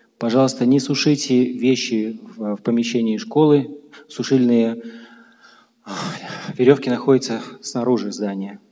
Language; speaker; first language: Russian; native; Russian